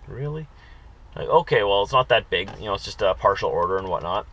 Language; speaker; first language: English; native; English